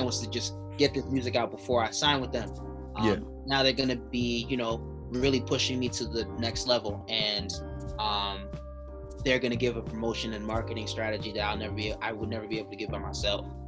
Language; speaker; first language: English; native; English